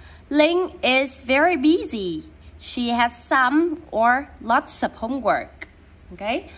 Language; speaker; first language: English; non-native, fluent; Vietnamese